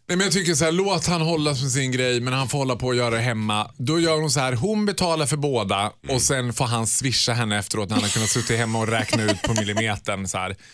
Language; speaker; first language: Swedish; native; Swedish